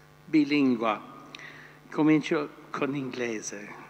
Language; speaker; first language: Italian; non-native, fluent; English